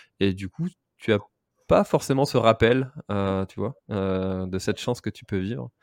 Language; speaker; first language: French; native; French